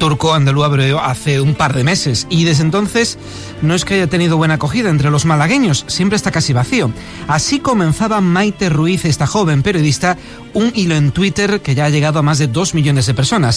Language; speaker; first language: Spanish; native; Spanish